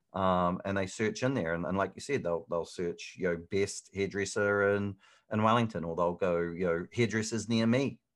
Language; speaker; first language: English; native; English